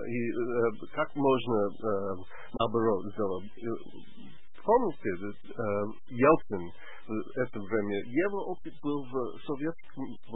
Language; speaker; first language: Russian; non-native, learner; English